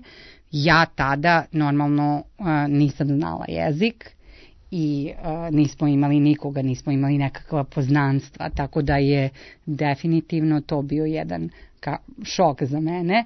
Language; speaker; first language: Serbian; early bilingual, heritage; Serbian